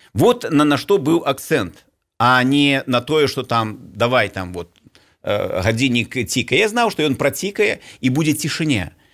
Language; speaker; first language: Belarusian; native; Belarusian